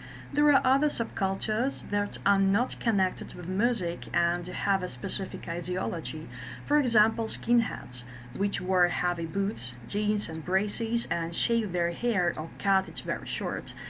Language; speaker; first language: English; non-native, fluent; Russian